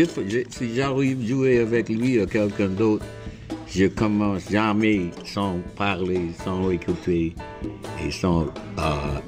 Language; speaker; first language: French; non-native, fluent; English